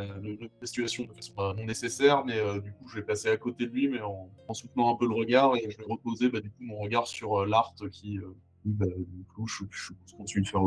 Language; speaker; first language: French; native; French